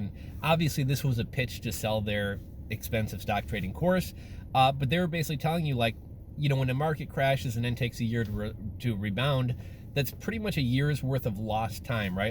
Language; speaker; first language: English; native; English